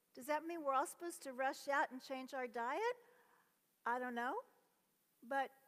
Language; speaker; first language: English; native; English